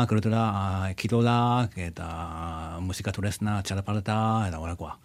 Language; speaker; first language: Basque; non-native, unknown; Japanese